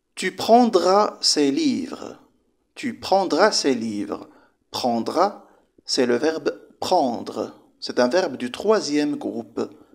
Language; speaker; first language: French; non-native, local second language; Arabic